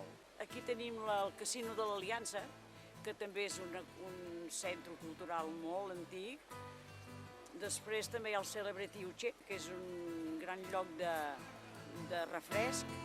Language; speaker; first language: Catalan; native; Catalan